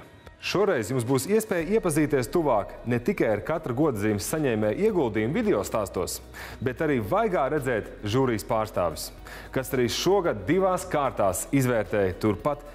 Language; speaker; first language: Latvian; native; Latvian